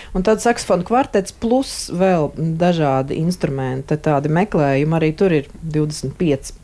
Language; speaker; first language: Latvian; native; Latvian